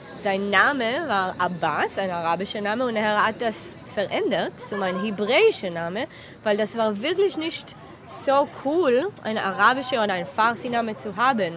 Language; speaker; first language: German; non-native, learner; Hebrew